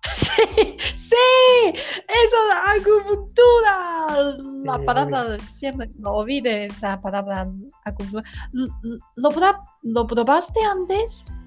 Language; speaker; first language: Spanish; non-native, learner; Chinese